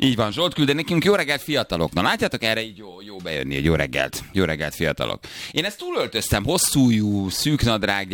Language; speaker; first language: Hungarian; native; Hungarian